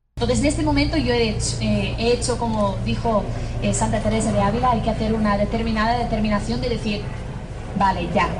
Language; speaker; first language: Spanish; non-native, fluent; English